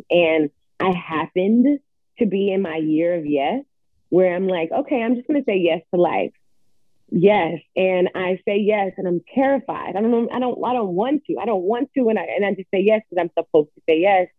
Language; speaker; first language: English; native; English